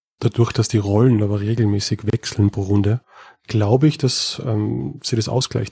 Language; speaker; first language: German; native; German